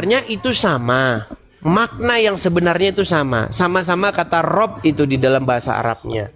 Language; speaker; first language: Indonesian; native; Indonesian